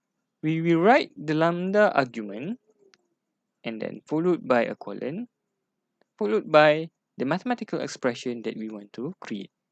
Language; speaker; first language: English; non-native, local second language; Malay